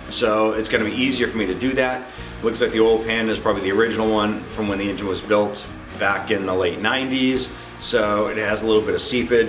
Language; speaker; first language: English; native; English